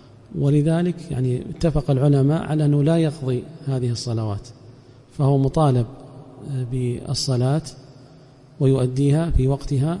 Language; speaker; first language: Arabic; native; Arabic